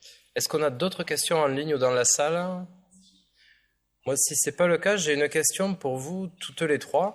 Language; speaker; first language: French; native; French